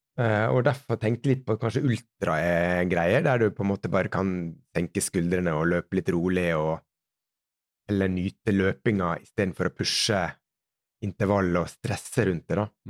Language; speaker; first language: Norwegian; native; Norwegian